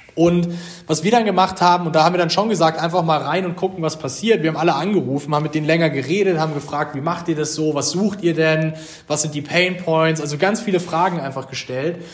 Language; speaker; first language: German; native; German